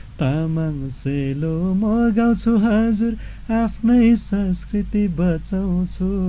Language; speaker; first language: Nepali; non-native, local second language; Eastern Tamang